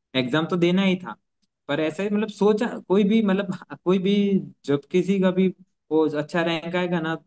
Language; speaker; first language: Hindi; non-native, local second language; Gujarati